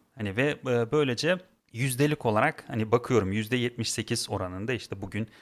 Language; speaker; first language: Turkish; non-native, fluent; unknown